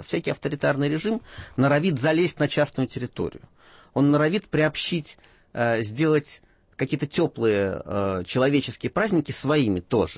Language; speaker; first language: Russian; native; Russian